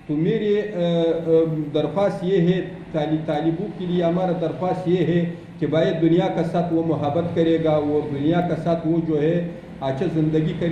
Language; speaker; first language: Hindi; non-native, learner; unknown